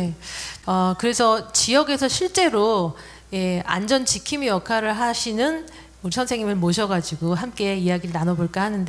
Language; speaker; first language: Korean; native; Korean